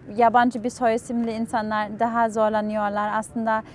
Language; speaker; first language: Turkish; non-native, fluent; German